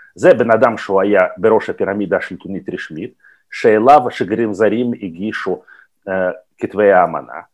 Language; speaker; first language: Hebrew; non-native, fluent; Russian